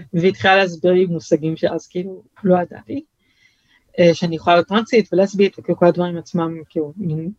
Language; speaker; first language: Hebrew; early bilingual, other home language; French